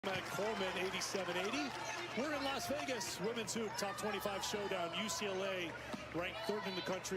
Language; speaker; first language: English; native; English